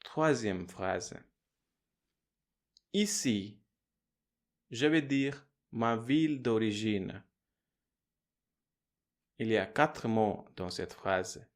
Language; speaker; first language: French; non-native, fluent; Hindi